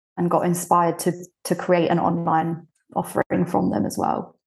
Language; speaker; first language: English; early bilingual, other home language; Bulgarian